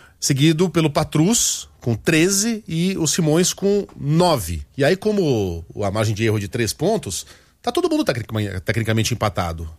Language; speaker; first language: Portuguese; native; Portuguese